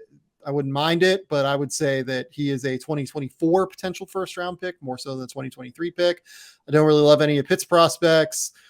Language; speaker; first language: English; native; English